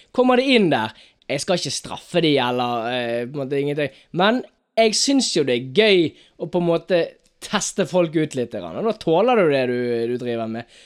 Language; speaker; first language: Norwegian; native; Norwegian